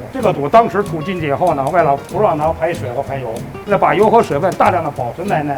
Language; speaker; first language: Chinese; native; Chinese